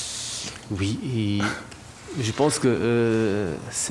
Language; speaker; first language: French; non-native, fluent; Japanese